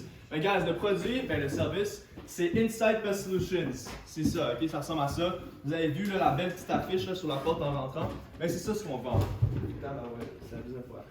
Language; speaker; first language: French; native; French